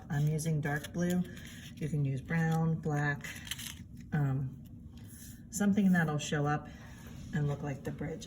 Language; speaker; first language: English; native; English